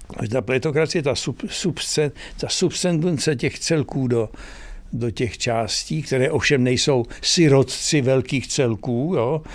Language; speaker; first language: Czech; native; Czech